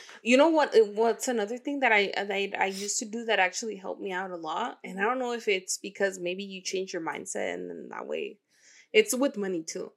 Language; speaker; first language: English; early bilingual, other home language; Spanish